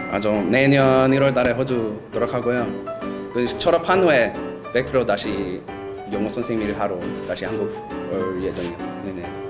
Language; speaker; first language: Korean; non-native, fluent; English